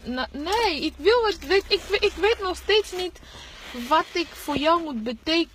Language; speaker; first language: Dutch; early bilingual, other home language; Lingala